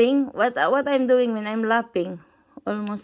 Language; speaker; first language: English; non-native, local second language; Cebuano